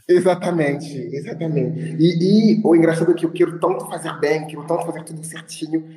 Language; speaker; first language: Portuguese; non-native, fluent; French